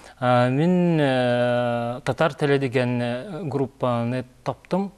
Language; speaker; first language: Tatar; non-native, learner; Yakut